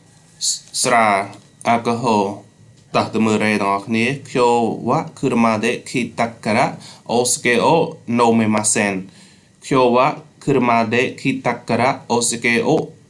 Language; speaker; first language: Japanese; non-native, learner; Khmer